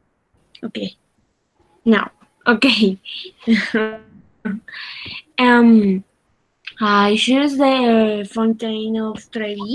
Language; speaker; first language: English; non-native, learner; Spanish